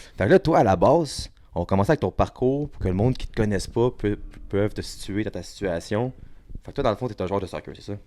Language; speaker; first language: French; native; French